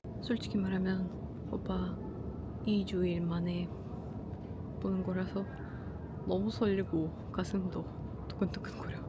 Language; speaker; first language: Korean; non-native, learner; Russian